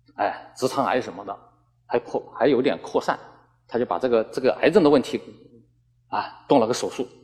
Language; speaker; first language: Chinese; native; Chinese